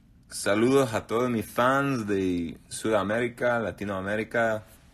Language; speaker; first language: Spanish; non-native, learner; English